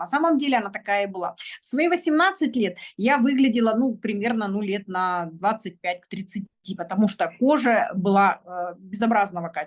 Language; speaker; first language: Russian; native; Russian